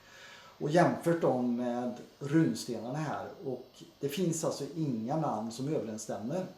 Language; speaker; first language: Swedish; native; Swedish